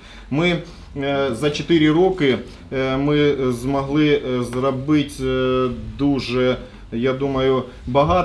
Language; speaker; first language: Ukrainian; non-native, local second language; Russian